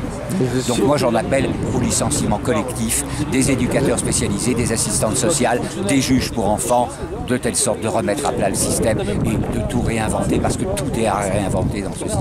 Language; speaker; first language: French; native; French